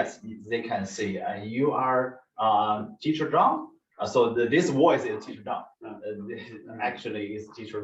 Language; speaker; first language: English; non-native, learner; Chinese